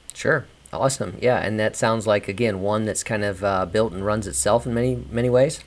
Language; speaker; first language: English; native; English